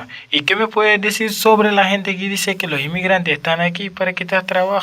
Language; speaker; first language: Spanish; non-native, learner; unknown